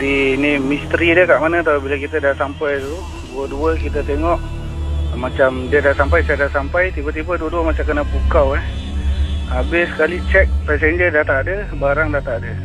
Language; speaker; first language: Malay; native; Malay